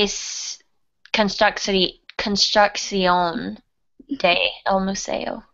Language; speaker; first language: Spanish; non-native, learner; English